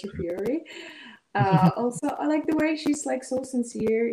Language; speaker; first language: English; non-native, fluent; Russian